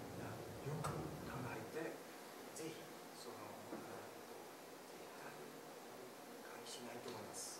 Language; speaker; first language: Japanese; non-native, fluent; French